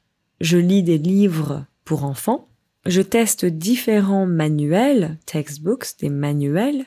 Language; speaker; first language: French; native; French